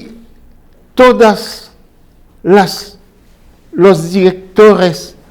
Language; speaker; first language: Spanish; non-native, fluent; Haitian Creole